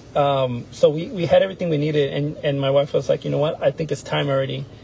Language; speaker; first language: English; native; English